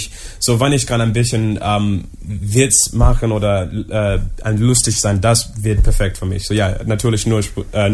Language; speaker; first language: German; non-native, learner; English